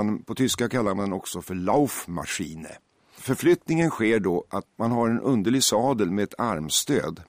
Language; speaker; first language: Swedish; native; Swedish